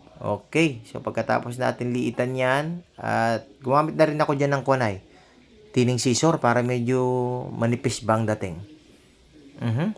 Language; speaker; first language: Filipino; native; Filipino